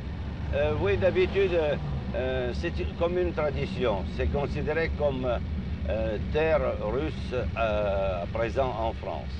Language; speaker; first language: French; non-native, fluent; Russian